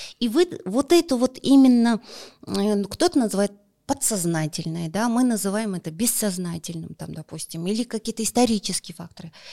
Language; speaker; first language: Russian; non-native, local second language; Kazakh